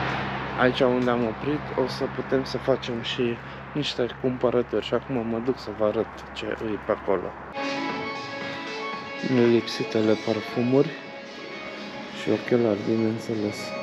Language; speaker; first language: Romanian; native; Romanian